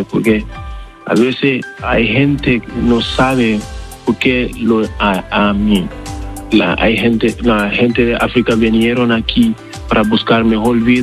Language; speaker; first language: Spanish; non-native, learner; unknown